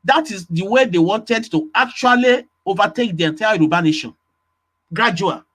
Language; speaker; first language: English; non-native, local second language; Yoruba